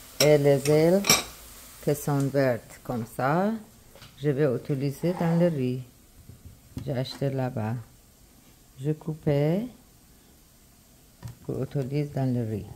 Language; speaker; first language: French; non-native, learner; Persian